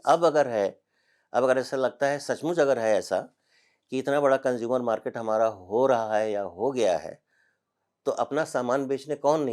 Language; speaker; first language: Hindi; native; Hindi